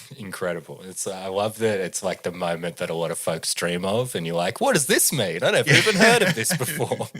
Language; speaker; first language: English; native; English